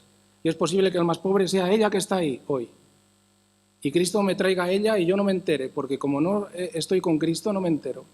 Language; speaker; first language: Spanish; native; Spanish